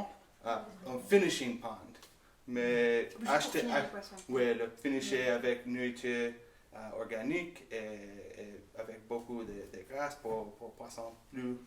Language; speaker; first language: French; non-native, learner; English